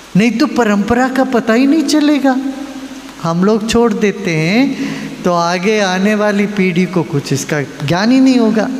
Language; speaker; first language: Hindi; non-native, local second language; Malayalam